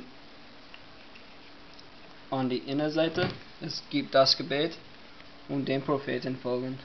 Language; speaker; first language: German; non-native, learner; English